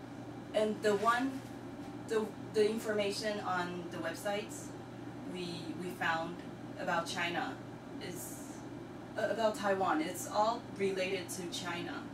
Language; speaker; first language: English; non-native, learner; Chinese